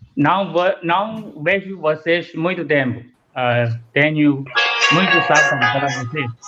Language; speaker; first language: Portuguese; non-native, learner; Chinese